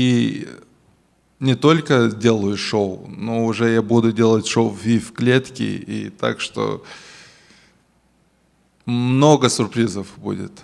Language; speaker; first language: Russian; non-native, local second language; Romanian